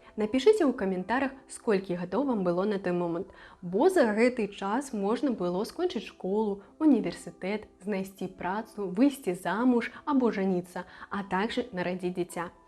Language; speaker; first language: Belarusian; non-native, local second language; Russian